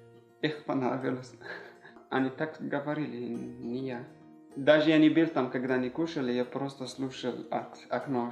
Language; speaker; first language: Russian; non-native, learner; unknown